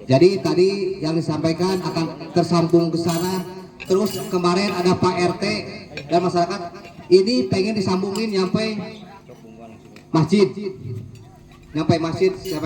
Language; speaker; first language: Indonesian; non-native, local second language; Sundanese